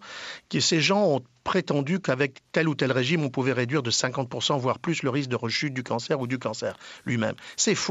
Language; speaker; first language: French; native; French